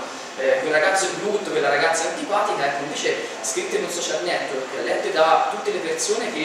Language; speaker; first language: Italian; native; Italian